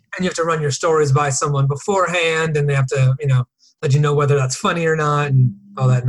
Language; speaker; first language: English; native; English